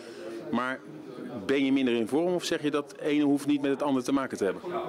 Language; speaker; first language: Dutch; native; Dutch